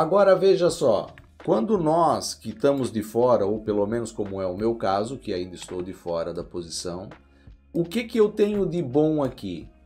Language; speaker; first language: Portuguese; native; Portuguese